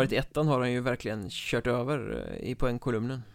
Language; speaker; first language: Swedish; native; Swedish